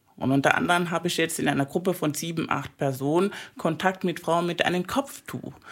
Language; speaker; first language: German; early bilingual, other home language; Spanish